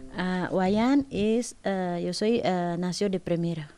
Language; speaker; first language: Spanish; non-native, learner; Balinese